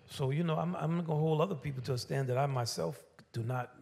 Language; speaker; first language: English; native; English